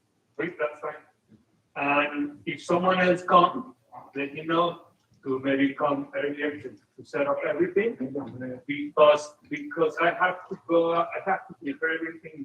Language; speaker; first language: English; non-native, learner; Spanish